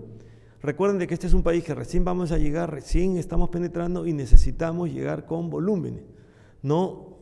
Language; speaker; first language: Spanish; native; Spanish